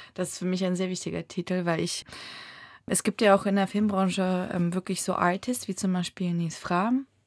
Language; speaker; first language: German; early bilingual, other home language; Russian